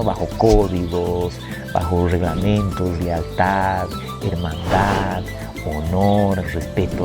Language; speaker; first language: Spanish; native; Spanish